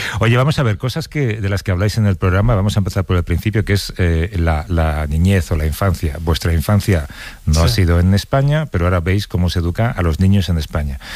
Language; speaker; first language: Spanish; native; Spanish